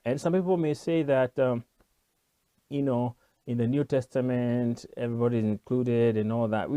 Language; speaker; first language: English; non-native, local second language; Kikuyu